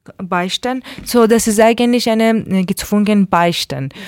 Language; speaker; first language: German; non-native, learner; Persian